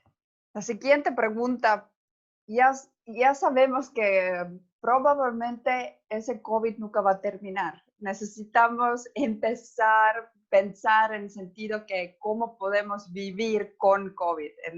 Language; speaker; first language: Spanish; non-native, fluent; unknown